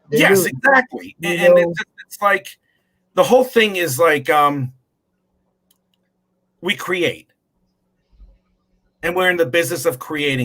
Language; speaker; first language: English; native; English